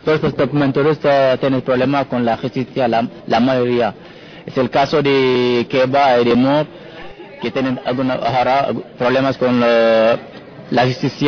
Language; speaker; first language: Spanish; non-native, fluent; Wolof